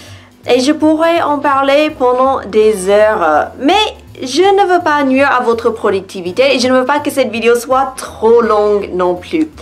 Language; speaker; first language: French; non-native, fluent; English